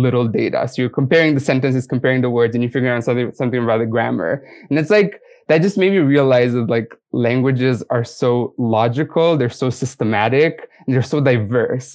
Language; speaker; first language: English; non-native, fluent; Romanian